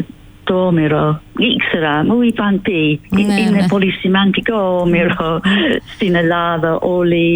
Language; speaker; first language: Greek; non-native, fluent; English